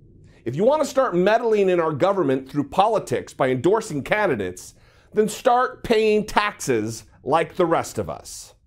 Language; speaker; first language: English; native; English